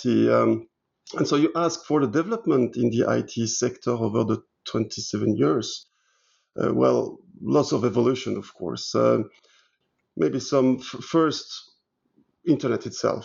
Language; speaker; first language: English; non-native, fluent; French